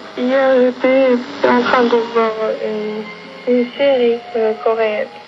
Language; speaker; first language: French; non-native, local second language; Arabic